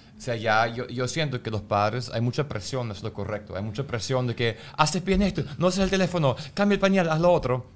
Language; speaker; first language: Spanish; non-native, fluent; German